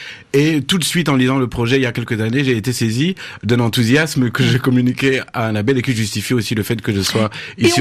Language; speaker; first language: French; native; French